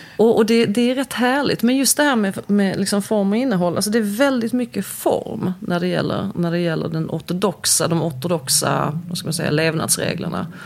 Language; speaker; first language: Swedish; early bilingual, other home language; Polish